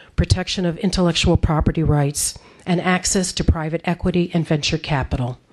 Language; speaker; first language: English; native; English